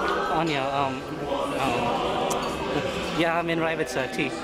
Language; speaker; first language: Russian; non-native, learner; English